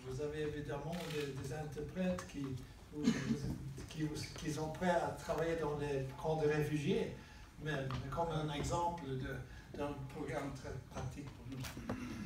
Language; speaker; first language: French; non-native, fluent; Swedish